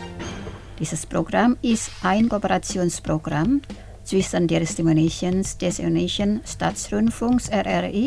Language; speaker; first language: German; non-native, fluent; Indonesian